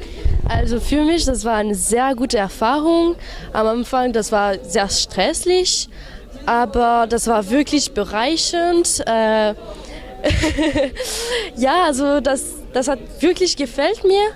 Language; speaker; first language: German; non-native, learner; French